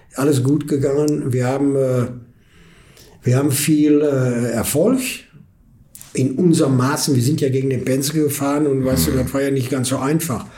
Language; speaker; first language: German; native; German